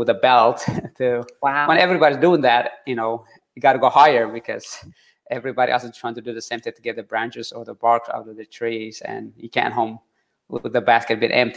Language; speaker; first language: English; early bilingual, other home language; Tigrinya